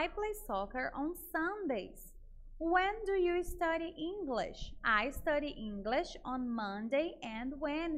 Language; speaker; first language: English; non-native, fluent; Portuguese